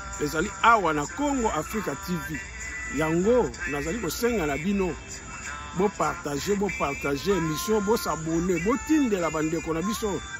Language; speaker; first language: Lingala; non-native, local second language; Kongo